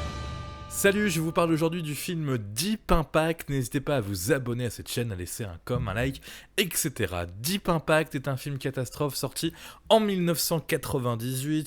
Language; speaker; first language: French; native; French